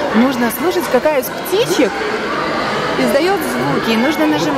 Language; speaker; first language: Russian; native; Russian